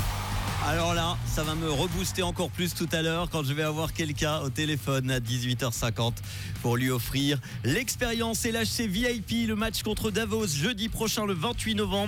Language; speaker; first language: French; native; French